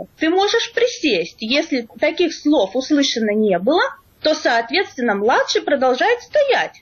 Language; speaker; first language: Russian; native; Russian